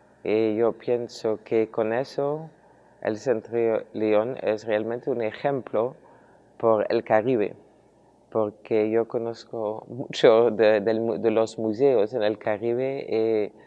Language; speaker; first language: Spanish; non-native, fluent; Dutch